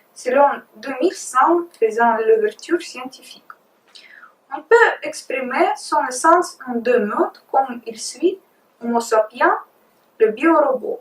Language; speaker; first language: French; non-native, learner; Russian